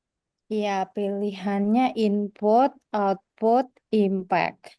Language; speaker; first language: Indonesian; native; Indonesian